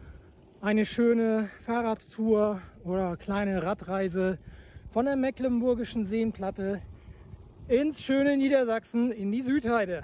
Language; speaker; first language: German; native; German